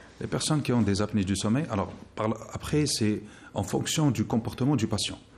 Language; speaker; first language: French; non-native, local second language; Arabic